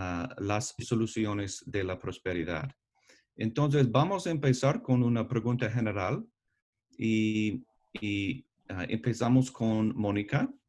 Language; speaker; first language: Spanish; non-native, learner; English